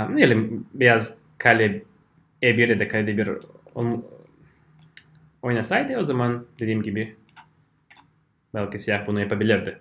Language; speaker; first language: Turkish; non-native, fluent; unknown